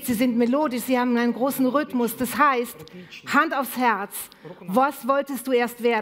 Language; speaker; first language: German; native; German